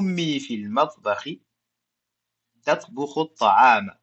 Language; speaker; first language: Arabic; non-native, fluent; French